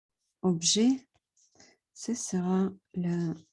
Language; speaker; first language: French; non-native, fluent; Russian